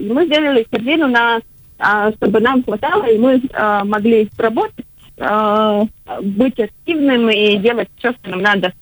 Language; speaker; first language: Russian; non-native, local second language; Latvian